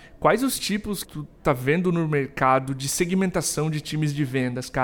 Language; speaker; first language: Portuguese; native; Portuguese